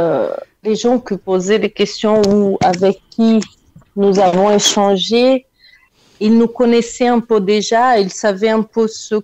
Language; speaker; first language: French; non-native, fluent; Portuguese